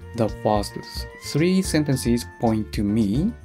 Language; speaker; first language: English; non-native, learner; Japanese